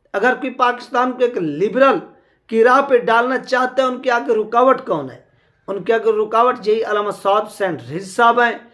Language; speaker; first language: Urdu; non-native, local second language; Punjabi